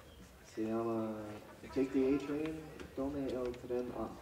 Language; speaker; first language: Spanish; non-native, learner; English